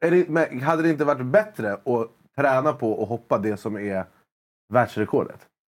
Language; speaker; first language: Swedish; native; Swedish